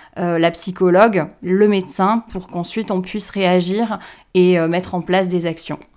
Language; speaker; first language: French; native; French